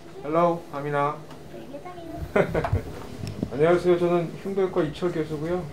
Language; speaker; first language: Korean; native; Korean